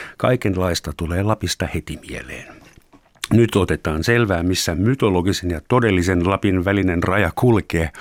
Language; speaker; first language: Finnish; non-native, fluent; German